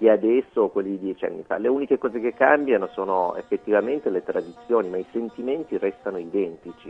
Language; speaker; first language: Italian; non-native, fluent; Persian